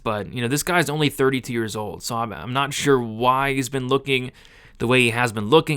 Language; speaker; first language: English; native; English